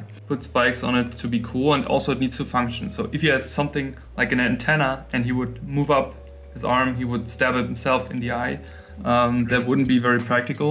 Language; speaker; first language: English; non-native, fluent; German